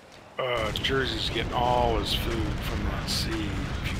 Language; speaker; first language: English; native; English